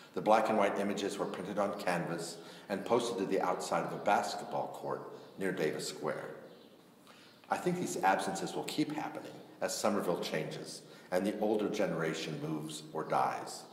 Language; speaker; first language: English; native; English